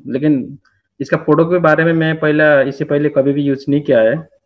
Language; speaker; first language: Hindi; non-native, learner; Nepali